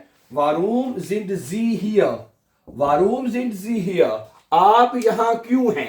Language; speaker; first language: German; non-native, fluent; Urdu